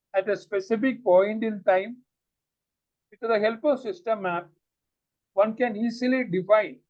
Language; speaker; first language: English; non-native, local second language; Malayalam